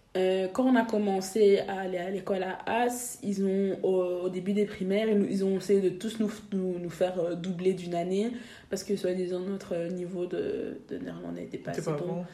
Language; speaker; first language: French; native; French